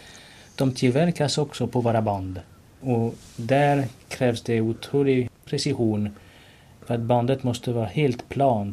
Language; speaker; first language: Swedish; non-native, fluent; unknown